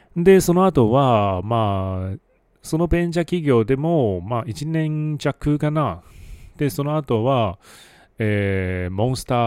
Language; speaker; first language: Japanese; non-native, fluent; Chinese